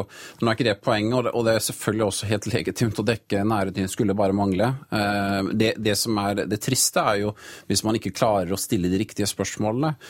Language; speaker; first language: Norwegian; native; Norwegian